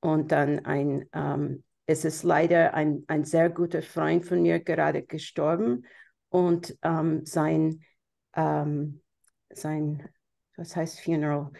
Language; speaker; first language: German; non-native, fluent; English